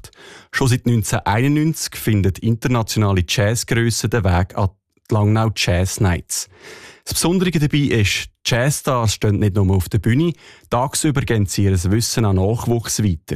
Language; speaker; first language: German; native; German